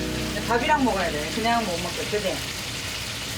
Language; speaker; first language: Korean; native; Korean